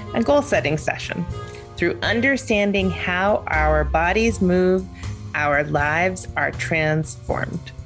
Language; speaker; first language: English; native; English